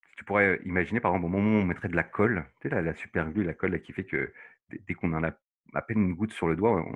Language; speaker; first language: French; native; French